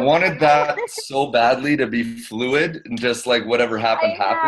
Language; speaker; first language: English; native; English